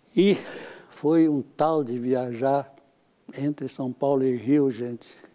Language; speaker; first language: Portuguese; native; Portuguese